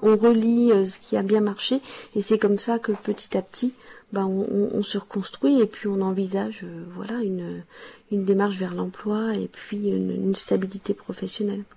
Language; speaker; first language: French; native; French